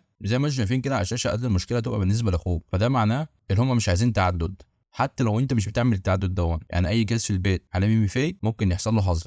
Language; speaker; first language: Arabic; native; Arabic